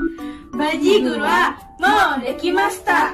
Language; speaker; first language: Japanese; non-native, learner; Indonesian